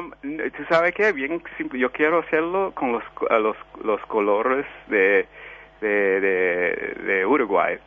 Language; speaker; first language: Spanish; early bilingual, heritage; Spanish